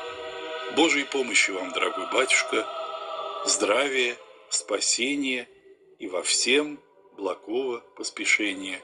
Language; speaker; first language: Russian; native; Russian